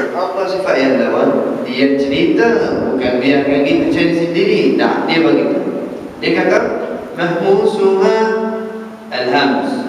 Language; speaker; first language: Malay; non-native, fluent; Arabic